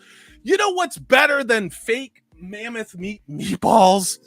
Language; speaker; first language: English; native; English